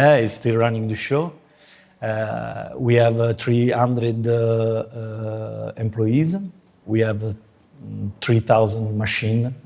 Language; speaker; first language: English; non-native, fluent; Italian